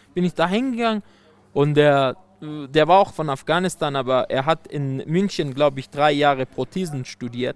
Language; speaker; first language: German; non-native, fluent; Persian